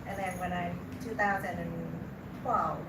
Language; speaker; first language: English; non-native, learner; Vietnamese